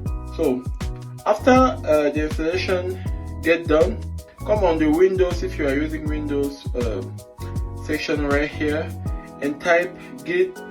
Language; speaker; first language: English; non-native, fluent; French